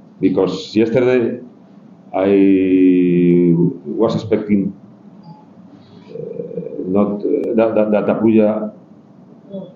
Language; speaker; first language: English; non-native, learner; Spanish